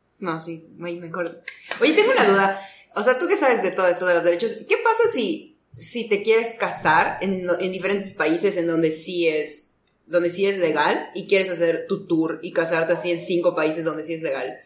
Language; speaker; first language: Spanish; native; Spanish